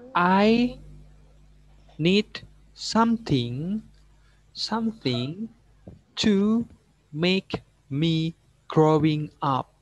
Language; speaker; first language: English; non-native, learner; Indonesian